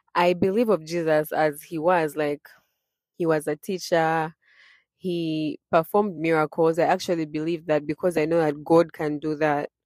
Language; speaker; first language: English; non-native, local second language; Ganda